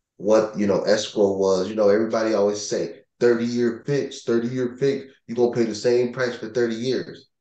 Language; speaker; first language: English; native; English